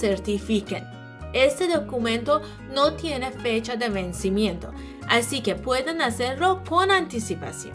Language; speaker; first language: Spanish; non-native, fluent; Persian